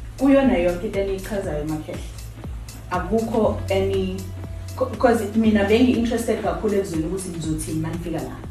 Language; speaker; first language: Zulu; native; Zulu